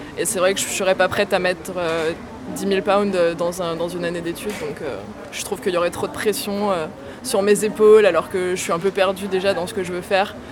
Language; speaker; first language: French; native; French